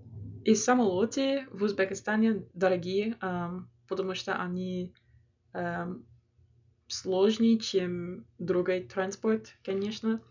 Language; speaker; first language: Russian; non-native, learner; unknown